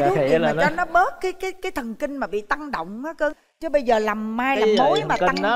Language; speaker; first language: Vietnamese; native; Vietnamese